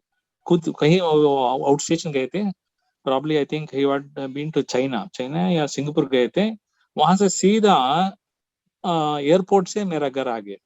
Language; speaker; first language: Hindi; non-native, local second language; Kannada